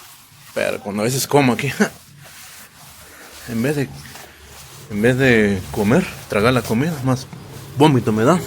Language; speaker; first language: Spanish; non-native, local second language; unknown